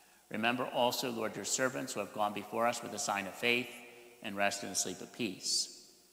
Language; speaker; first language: English; native; English